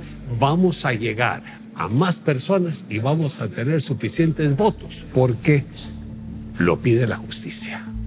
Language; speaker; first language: Spanish; native; Spanish